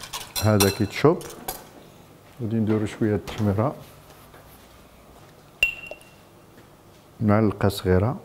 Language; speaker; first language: Arabic; native; Arabic